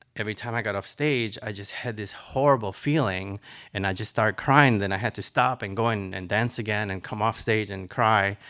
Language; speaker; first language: English; early bilingual, other home language; Spanish